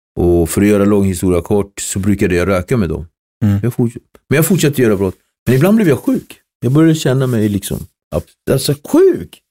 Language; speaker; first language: Swedish; early bilingual, other home language; Kabuverdianu